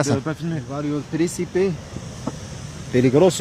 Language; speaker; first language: Spanish; non-native, learner; Arabic